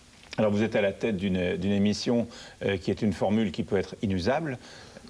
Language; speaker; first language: French; native; French